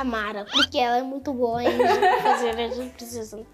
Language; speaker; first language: Portuguese; non-native, local second language; Kabuverdianu